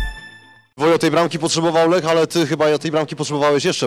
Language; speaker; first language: Polish; native; Polish